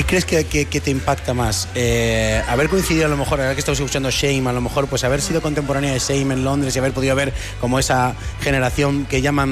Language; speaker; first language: Spanish; native; Spanish